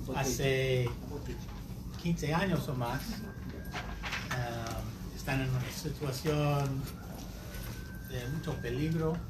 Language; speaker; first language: Spanish; non-native, fluent; English